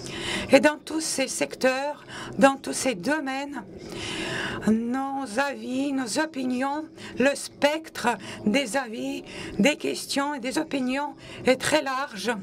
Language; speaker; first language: French; non-native, local second language; Latvian